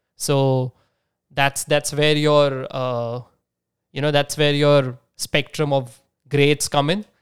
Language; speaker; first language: English; non-native, local second language; Marathi